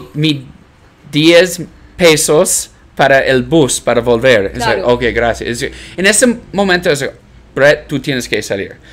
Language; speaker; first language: Spanish; non-native, learner; English